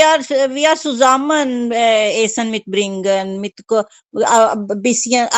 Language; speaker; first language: German; non-native, learner; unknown